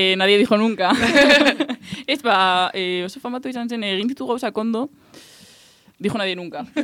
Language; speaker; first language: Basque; non-native, local second language; Spanish